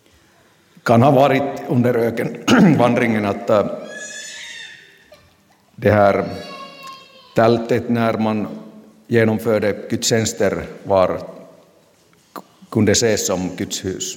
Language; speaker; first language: Swedish; non-native, local second language; Finnish